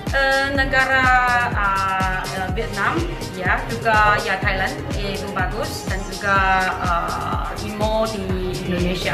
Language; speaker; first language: Indonesian; non-native, learner; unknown